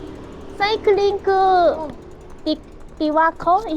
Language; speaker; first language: Japanese; non-native, learner; Chinese